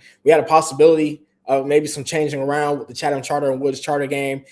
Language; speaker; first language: English; native; English